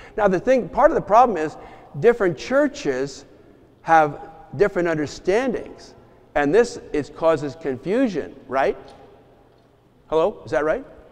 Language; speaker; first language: English; native; English